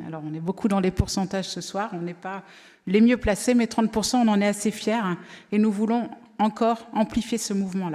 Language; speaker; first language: French; native; French